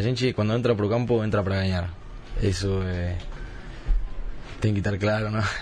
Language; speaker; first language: Portuguese; early bilingual, heritage; Spanish